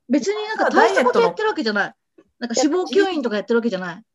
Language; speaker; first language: Japanese; native; Japanese